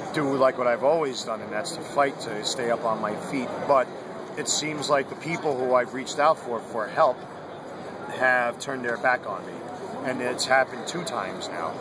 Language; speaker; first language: English; native; English